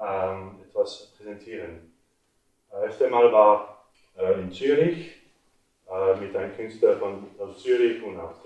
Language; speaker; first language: German; non-native, local second language; French